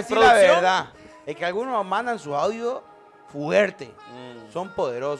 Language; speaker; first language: Spanish; native; Spanish